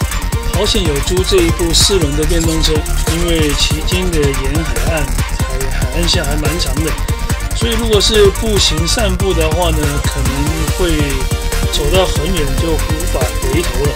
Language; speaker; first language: Chinese; native; Chinese